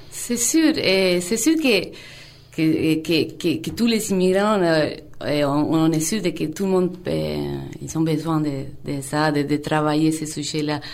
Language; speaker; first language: French; non-native, fluent; Spanish